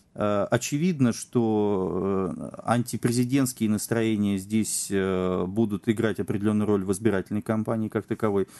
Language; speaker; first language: Russian; native; Russian